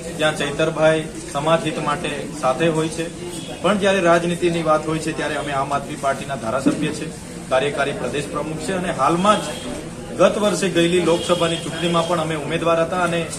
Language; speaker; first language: Gujarati; non-native, local second language; Vasavi